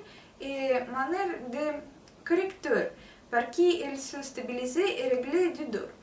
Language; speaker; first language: French; non-native, learner; Russian